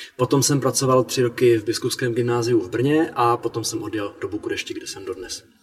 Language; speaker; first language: Czech; native; Czech